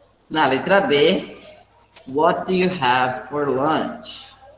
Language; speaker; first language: English; non-native, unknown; Portuguese